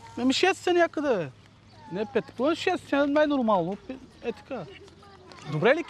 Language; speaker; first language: Bulgarian; non-native, local second language; Turkish